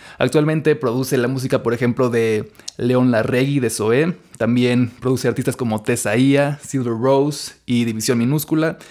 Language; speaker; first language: Spanish; native; Spanish